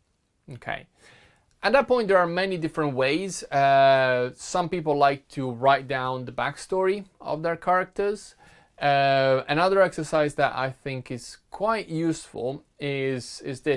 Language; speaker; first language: English; non-native, fluent; Italian